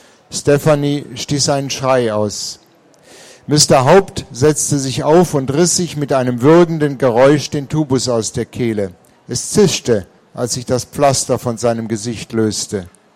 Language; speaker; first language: German; native; German